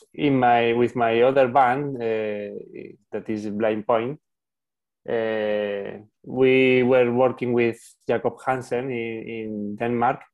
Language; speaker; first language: English; non-native, learner; Spanish